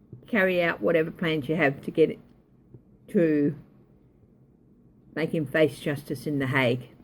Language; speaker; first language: English; native; English